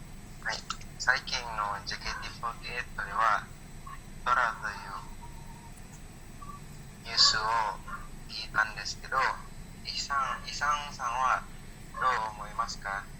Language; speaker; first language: Japanese; non-native, fluent; Indonesian